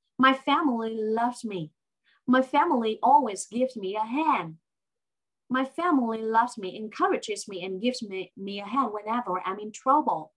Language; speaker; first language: English; non-native, fluent; Vietnamese